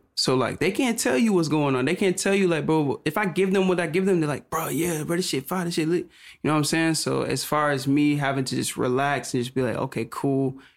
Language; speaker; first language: English; native; English